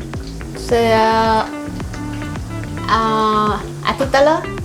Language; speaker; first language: French; non-native, learner; Vietnamese